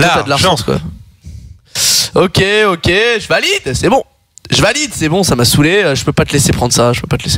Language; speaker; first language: French; native; French